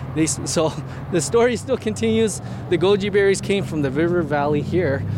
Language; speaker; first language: English; native; English